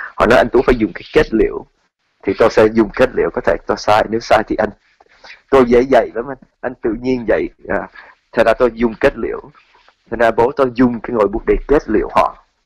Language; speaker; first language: Vietnamese; early bilingual, heritage; Vietnamese